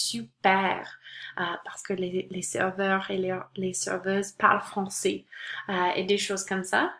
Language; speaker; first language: French; non-native, local second language; English